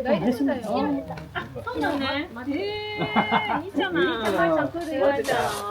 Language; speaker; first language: Japanese; native; Japanese